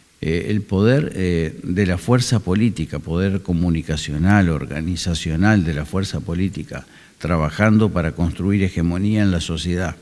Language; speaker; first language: Spanish; native; Spanish